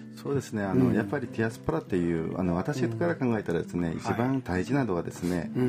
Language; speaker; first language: Japanese; non-native, fluent; Korean